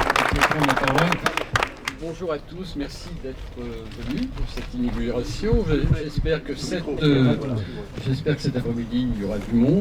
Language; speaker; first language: French; native; French